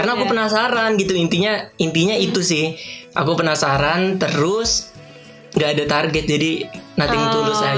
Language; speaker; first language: Indonesian; native; Indonesian